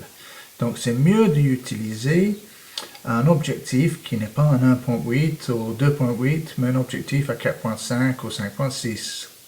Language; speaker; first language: French; non-native, fluent; English